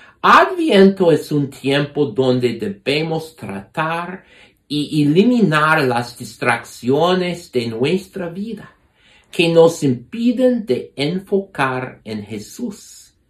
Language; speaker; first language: Spanish; non-native, fluent; English